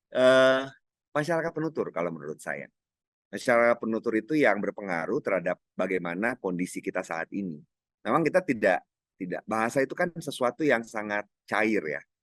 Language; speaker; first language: Indonesian; non-native, local second language; Minangkabau